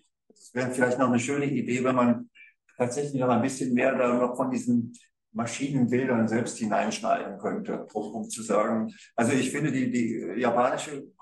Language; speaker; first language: German; native; German